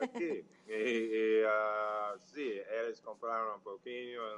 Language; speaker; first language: Portuguese; non-native, fluent; English